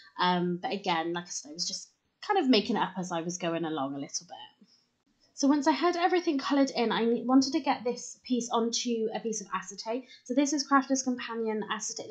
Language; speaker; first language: English; native; English